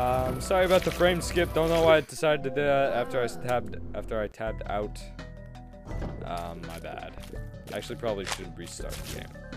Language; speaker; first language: English; native; English